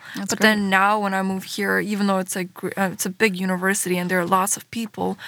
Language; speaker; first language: English; early bilingual, other home language; Chinese